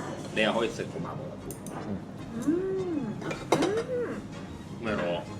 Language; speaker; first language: Cantonese; non-native, fluent; Japanese